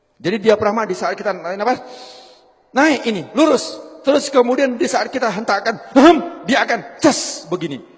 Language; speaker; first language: Indonesian; non-native, local second language; Javanese